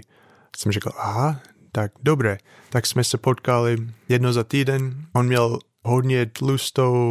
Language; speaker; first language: Czech; non-native, fluent; English